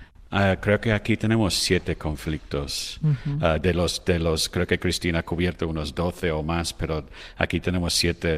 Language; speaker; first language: Spanish; non-native, fluent; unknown